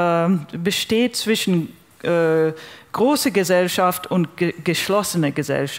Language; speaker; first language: German; non-native, fluent; English